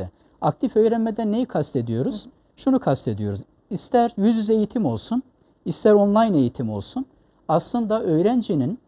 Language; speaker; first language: Turkish; native; Turkish